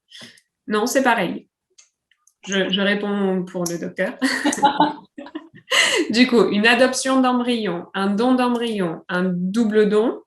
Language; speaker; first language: French; native; French